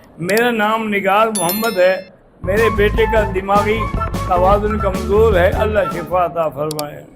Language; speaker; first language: Urdu; native; Urdu